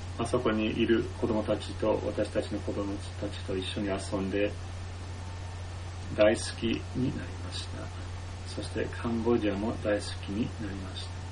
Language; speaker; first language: Japanese; non-native, fluent; English